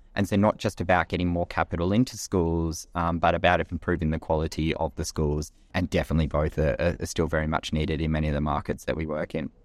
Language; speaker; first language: English; native; English